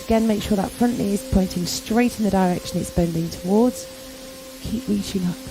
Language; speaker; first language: English; native; English